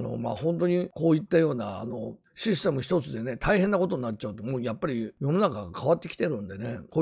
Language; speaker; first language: Japanese; native; Japanese